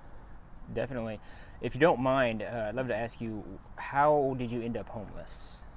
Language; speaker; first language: English; native; English